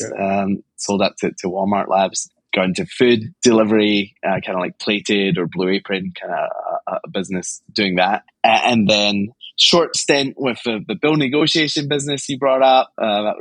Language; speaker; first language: English; native; English